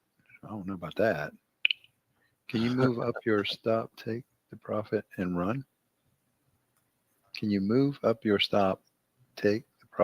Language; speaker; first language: English; native; English